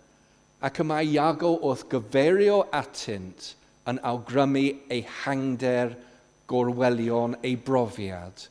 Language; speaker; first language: Welsh; non-native, fluent; English